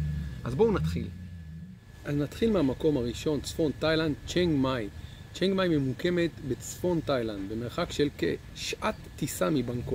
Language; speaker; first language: Hebrew; native; Hebrew